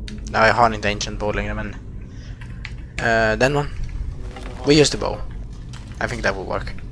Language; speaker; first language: English; non-native, fluent; Swedish